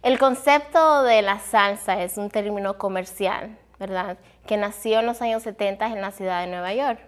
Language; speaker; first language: Spanish; early bilingual, heritage; Spanish